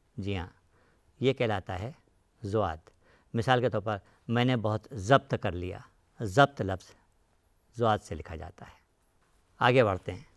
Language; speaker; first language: Hindi; native; Hindi